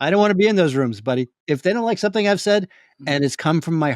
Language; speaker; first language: English; native; English